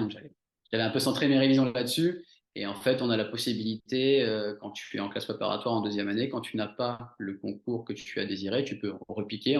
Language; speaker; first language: French; native; French